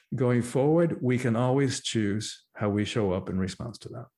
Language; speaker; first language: English; early bilingual, other home language; Spanish